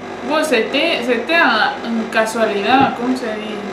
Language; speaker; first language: French; non-native, learner; Spanish